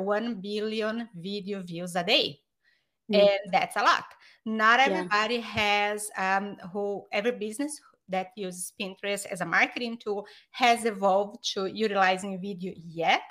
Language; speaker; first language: English; non-native, fluent; Portuguese